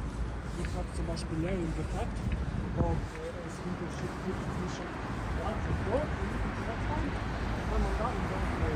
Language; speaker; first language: German; non-native, learner; Ukrainian